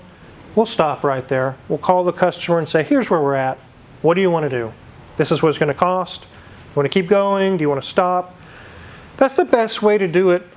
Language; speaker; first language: English; native; English